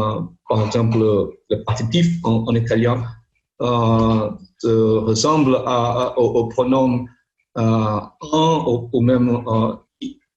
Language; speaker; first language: French; non-native, learner; Portuguese